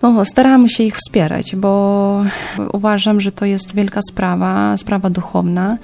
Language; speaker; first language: Polish; non-native, fluent; Ukrainian